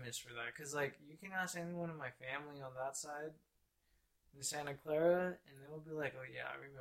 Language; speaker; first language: English; native; English